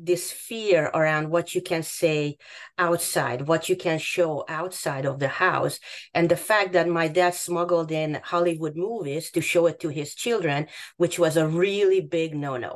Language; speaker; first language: English; non-native, fluent; Hungarian